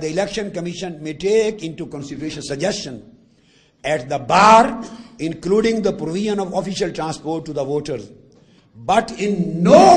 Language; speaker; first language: English; non-native, local second language; Urdu